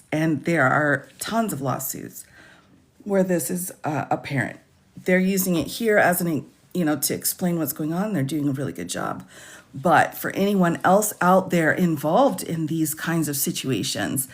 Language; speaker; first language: English; native; English